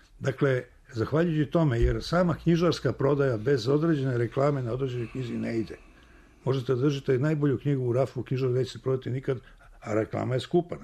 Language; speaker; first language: Serbian; native; Serbian